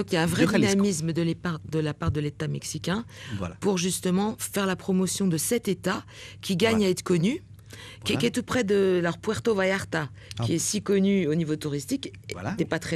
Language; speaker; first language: French; native; French